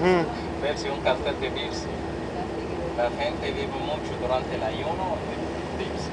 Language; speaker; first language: Spanish; non-native, fluent; Arabic